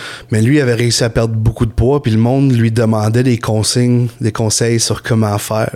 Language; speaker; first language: French; native; French